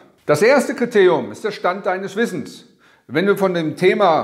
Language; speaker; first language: German; native; German